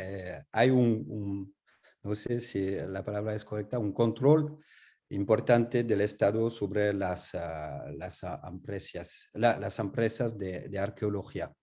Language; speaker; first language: Spanish; non-native, learner; French